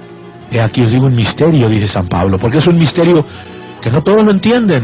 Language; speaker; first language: Spanish; native; Spanish